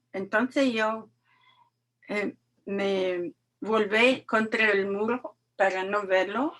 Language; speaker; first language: Spanish; non-native, learner; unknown